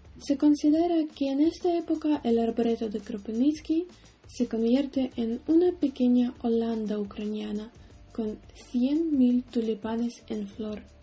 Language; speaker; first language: Spanish; non-native, fluent; Ukrainian